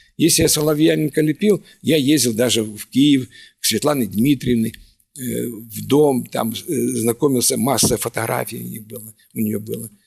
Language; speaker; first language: Russian; native; Russian